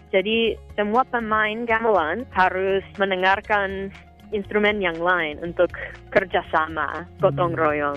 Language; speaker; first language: Indonesian; non-native, fluent; English